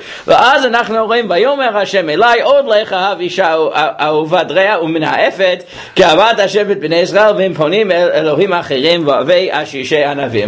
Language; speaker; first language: Hebrew; non-native, fluent; English